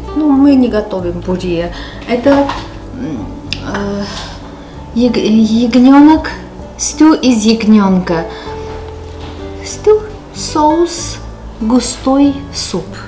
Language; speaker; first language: Russian; non-native, local second language; Armenian